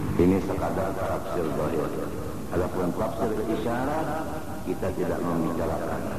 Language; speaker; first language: Malay; non-native, local second language; Banjar